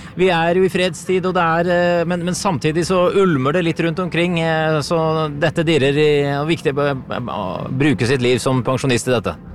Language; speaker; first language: Norwegian; native; Norwegian